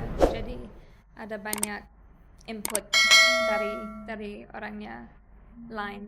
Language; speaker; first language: Indonesian; non-native, learner; English